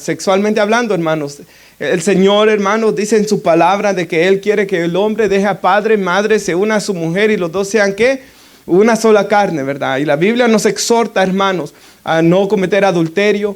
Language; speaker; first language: Spanish; native; Spanish